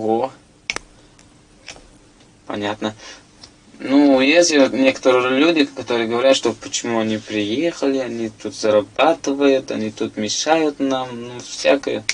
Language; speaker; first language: Russian; non-native, local second language; Tajik